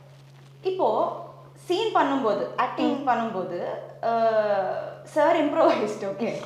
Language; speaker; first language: Tamil; non-native, learner; Telugu